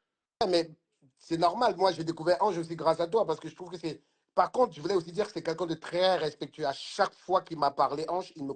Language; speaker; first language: French; native; French